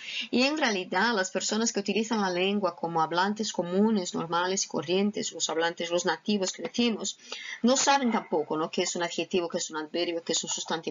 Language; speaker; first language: Spanish; non-native, fluent; Portuguese